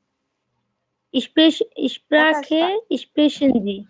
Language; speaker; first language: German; non-native, learner; Bangla